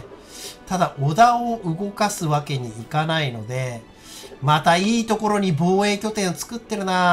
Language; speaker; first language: Japanese; native; Japanese